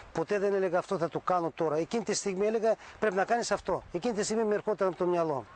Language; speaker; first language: Greek; early bilingual, heritage; Greek